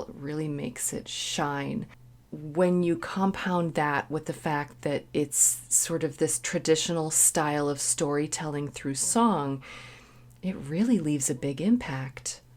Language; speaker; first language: English; native; English